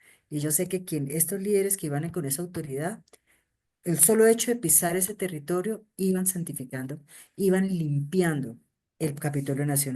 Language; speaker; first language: Spanish; native; Spanish